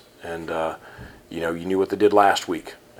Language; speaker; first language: English; native; English